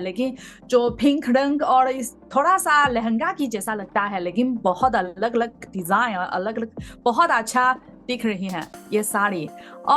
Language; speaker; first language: Hindi; non-native, fluent; Chinese